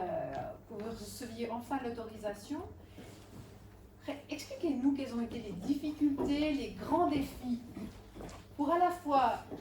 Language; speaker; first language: French; native; French